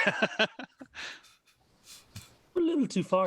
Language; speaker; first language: English; native; English